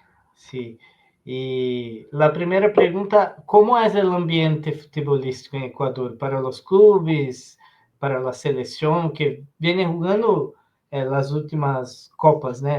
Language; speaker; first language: Spanish; non-native, learner; Portuguese